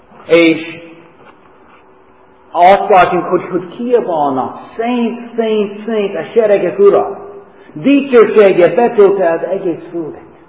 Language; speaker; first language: Hungarian; non-native, learner; English